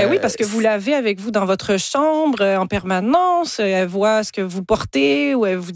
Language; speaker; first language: French; native; French